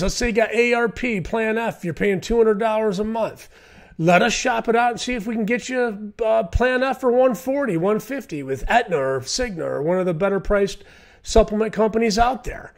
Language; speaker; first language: English; native; English